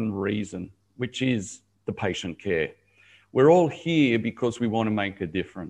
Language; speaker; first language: English; native; English